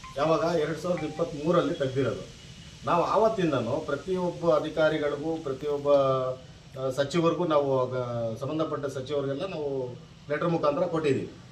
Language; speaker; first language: Kannada; non-native, local second language; Urdu